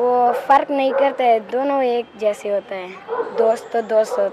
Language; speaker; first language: Hindi; early bilingual, other home language; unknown